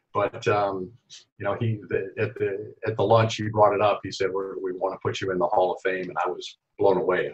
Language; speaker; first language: English; native; English